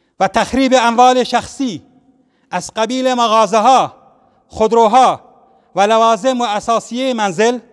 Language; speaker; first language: Persian; non-native, local second language; Central Kurdish